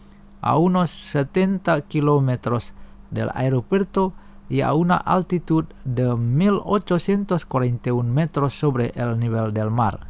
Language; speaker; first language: Spanish; non-native, fluent; Indonesian